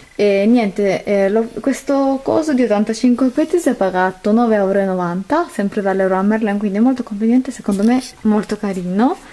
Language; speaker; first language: Italian; non-native, fluent; Spanish